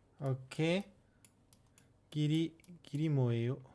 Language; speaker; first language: Korean; non-native, learner; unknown